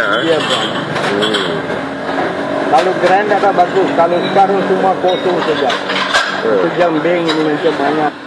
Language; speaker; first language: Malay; non-native, learner; Tamil